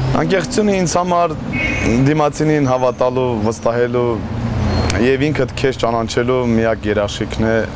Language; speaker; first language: Armenian; early bilingual, heritage; Armenian